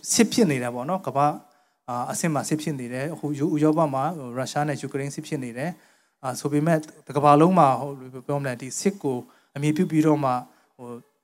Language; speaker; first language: Burmese; non-native, local second language; Tedim Chin